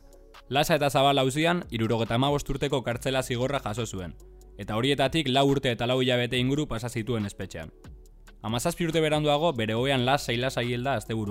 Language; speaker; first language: Basque; native; Basque